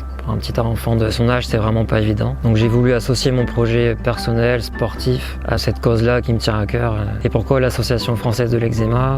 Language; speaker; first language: French; native; French